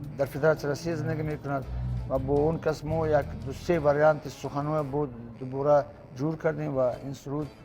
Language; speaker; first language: Tajik; non-native, local second language; Shughni